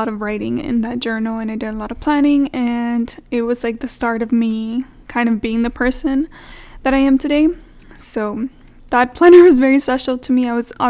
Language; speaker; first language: English; native; English